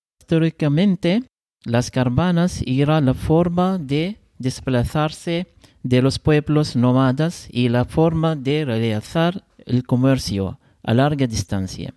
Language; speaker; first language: Spanish; non-native, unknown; Arabic